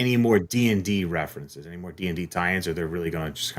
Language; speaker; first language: English; native; English